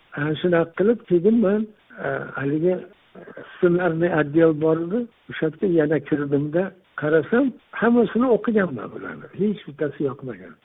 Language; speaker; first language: Uzbek; non-native, local second language; Tajik